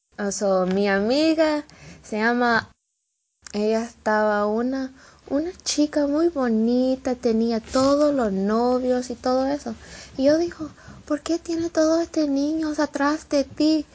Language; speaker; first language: Spanish; non-native, learner; English